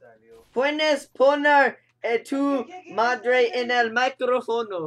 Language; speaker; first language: Spanish; non-native, learner; English